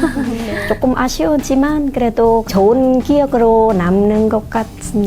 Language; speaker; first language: Korean; non-native, fluent; Khmer